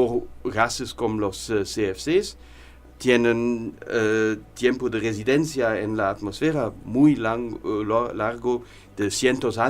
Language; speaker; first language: Spanish; non-native, learner; German